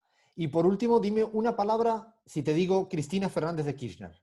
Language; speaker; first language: Spanish; native; Spanish